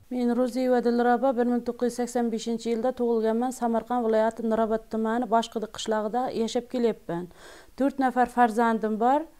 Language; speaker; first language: Uzbek; native; Uzbek